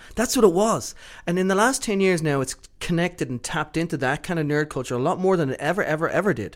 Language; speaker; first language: English; native; English